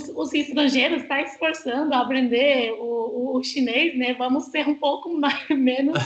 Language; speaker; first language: Portuguese; non-native, fluent; Chinese